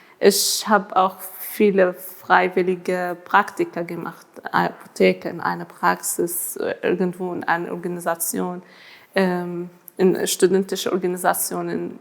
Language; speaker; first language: German; non-native, learner; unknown